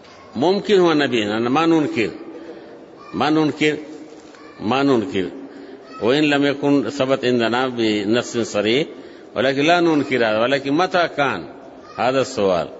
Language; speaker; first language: Arabic; non-native, fluent; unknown